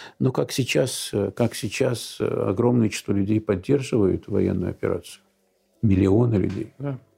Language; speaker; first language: Russian; native; Russian